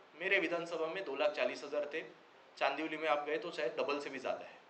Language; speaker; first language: Hindi; non-native, local second language; Marathi